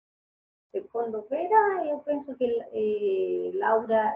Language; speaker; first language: Italian; non-native, learner; Spanish